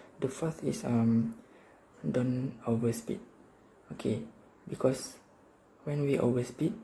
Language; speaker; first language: English; non-native, learner; Malay